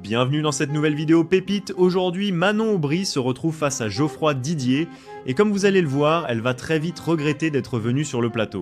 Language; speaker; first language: French; native; French